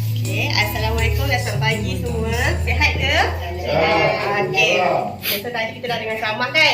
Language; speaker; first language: Malay; native; Malay